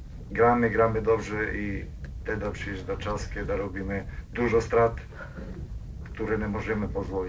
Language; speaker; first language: Polish; non-native, learner; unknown